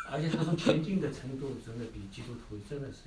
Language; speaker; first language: Chinese; native; Chinese